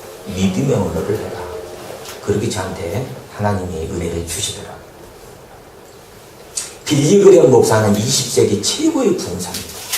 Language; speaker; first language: Korean; native; Korean